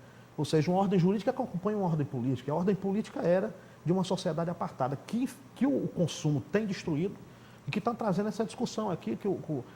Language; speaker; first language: Portuguese; native; Portuguese